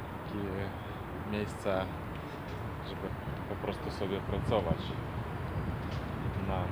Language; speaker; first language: Polish; non-native, fluent; Ukrainian